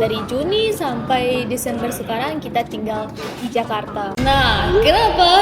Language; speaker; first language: Indonesian; non-native, fluent; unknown